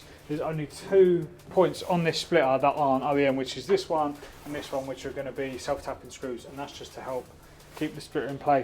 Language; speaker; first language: English; native; English